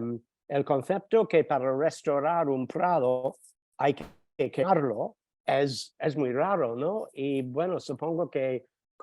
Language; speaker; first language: Spanish; non-native, fluent; English